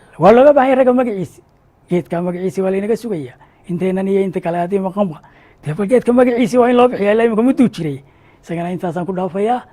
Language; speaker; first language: Somali; native; Somali